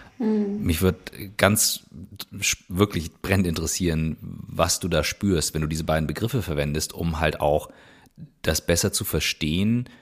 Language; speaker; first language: German; native; German